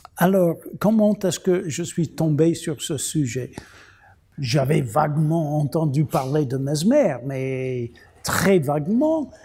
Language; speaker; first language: French; non-native, fluent; English